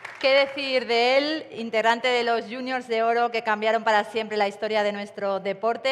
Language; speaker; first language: Spanish; native; Spanish